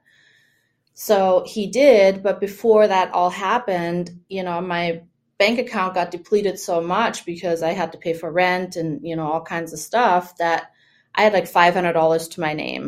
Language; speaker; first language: English; non-native, fluent; German